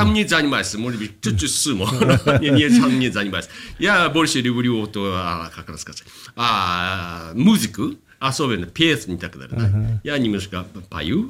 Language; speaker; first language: Russian; non-native, fluent; Japanese